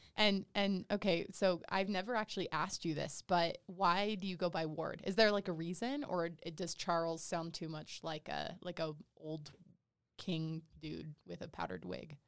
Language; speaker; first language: English; native; English